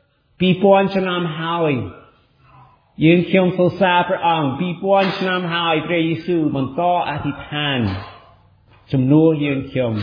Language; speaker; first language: Khmer; non-native, fluent; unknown